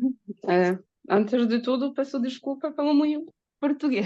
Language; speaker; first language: Portuguese; non-native, learner; Polish